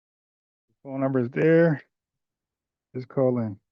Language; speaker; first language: English; native; English